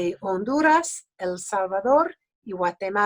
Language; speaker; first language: Spanish; early bilingual, other home language; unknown